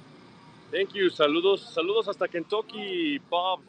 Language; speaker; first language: Spanish; native; Spanish